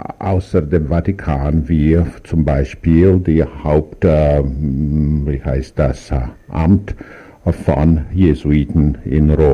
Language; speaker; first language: German; non-native, learner; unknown